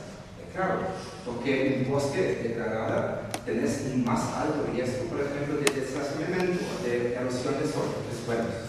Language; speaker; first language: Spanish; non-native, fluent; German